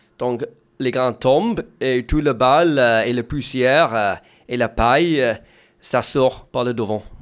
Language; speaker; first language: French; early bilingual, other home language; English